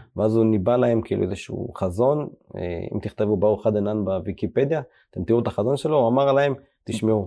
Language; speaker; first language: Hebrew; early bilingual, other home language; Amharic